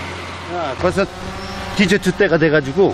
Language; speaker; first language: Korean; native; Korean